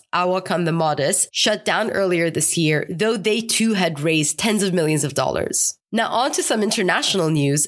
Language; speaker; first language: English; non-native, fluent; Arabic